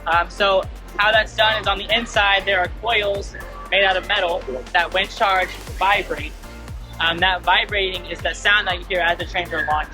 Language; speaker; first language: English; native; English